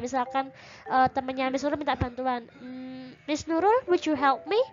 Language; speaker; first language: English; non-native, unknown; Indonesian